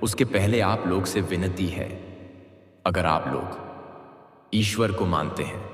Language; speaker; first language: Hindi; native; Hindi